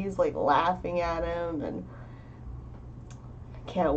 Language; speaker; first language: English; native; English